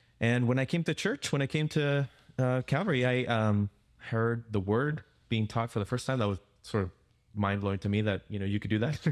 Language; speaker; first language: English; non-native, fluent; Spanish